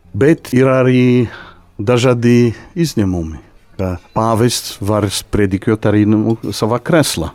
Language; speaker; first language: Latvian; non-native, fluent; Polish